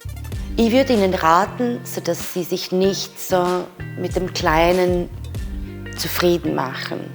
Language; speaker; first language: German; non-native, fluent; Serbian